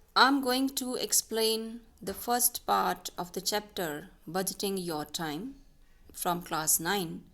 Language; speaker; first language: English; non-native, local second language; Punjabi